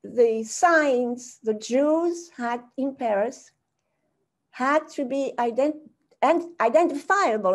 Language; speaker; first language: English; early bilingual, other home language; German